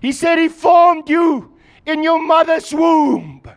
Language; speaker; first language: English; non-native, local second language; Afrikaans